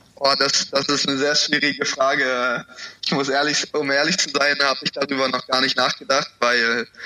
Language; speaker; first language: German; native; German